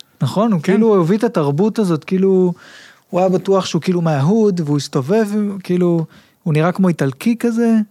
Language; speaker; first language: Hebrew; native; Hebrew